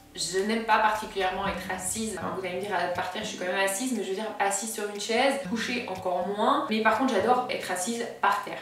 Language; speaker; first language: French; native; French